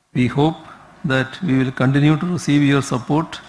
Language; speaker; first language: English; non-native, local second language; Malayalam